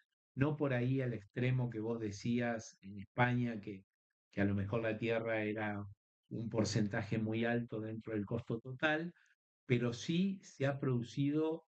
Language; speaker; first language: Spanish; native; Spanish